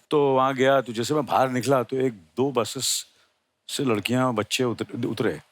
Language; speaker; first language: Hindi; native; Hindi